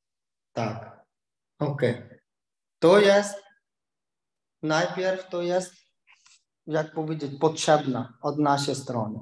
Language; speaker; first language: Polish; non-native, learner; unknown